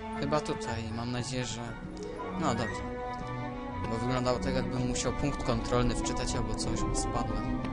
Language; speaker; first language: Polish; native; Polish